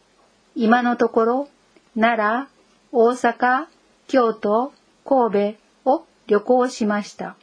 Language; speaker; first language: Japanese; non-native, fluent; English